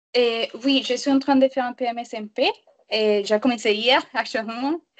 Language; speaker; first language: French; non-native, learner; Spanish